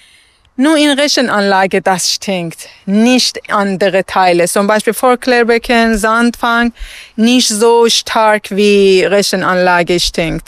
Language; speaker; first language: German; non-native, learner; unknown